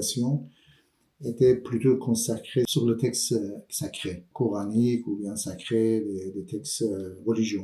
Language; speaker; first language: French; non-native, fluent; Persian